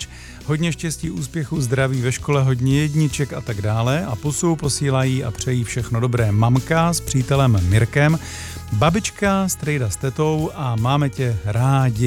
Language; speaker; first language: Czech; native; Czech